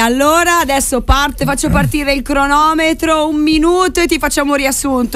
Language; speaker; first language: Italian; native; Italian